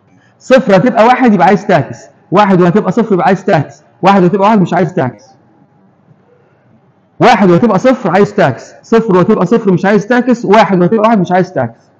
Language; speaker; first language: Arabic; native; Arabic